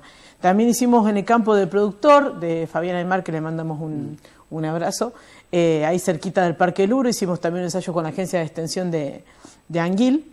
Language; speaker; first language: Spanish; native; Spanish